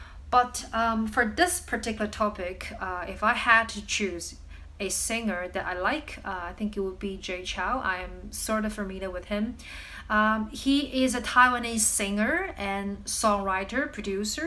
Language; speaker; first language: English; non-native, fluent; Chinese